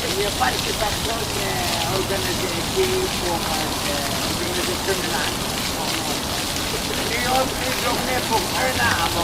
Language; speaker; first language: French; non-native, learner; Arabic